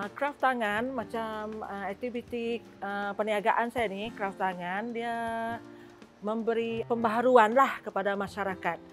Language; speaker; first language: Malay; non-native, local second language; Iban